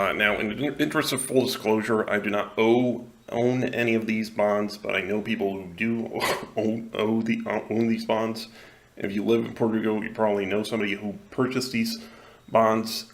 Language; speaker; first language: English; non-native, local second language; Spanish